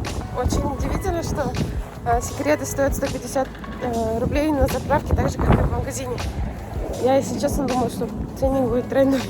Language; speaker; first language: Russian; native; Russian